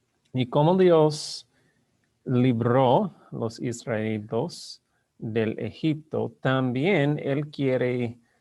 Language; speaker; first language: Spanish; non-native, learner; English